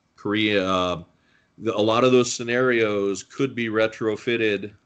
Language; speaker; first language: English; native; English